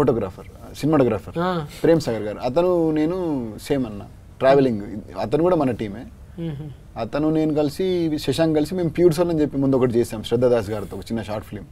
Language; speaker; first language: Telugu; native; Telugu